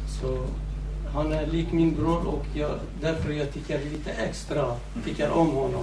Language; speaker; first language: Swedish; non-native, fluent; Central Kurdish